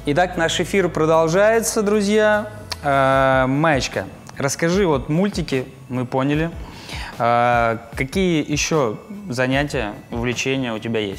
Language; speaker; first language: Russian; native; Russian